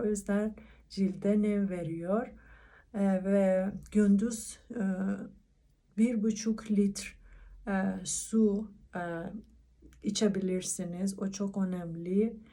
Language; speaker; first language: Turkish; non-native, learner; Persian